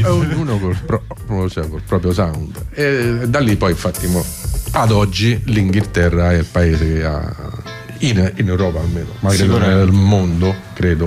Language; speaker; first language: Italian; native; Italian